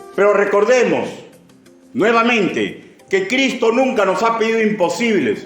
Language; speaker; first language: Spanish; native; Spanish